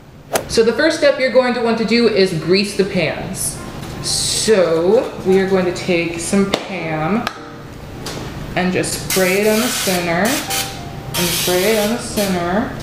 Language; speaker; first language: English; native; English